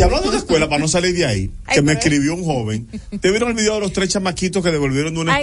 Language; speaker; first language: Spanish; native; Spanish